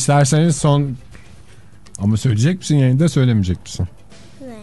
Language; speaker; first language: Turkish; native; Turkish